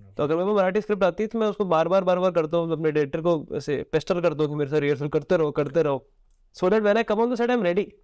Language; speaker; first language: Hindi; native; Hindi